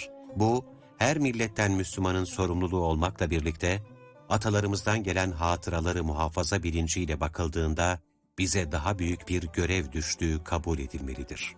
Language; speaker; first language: Turkish; native; Turkish